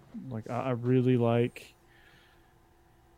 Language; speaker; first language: English; native; English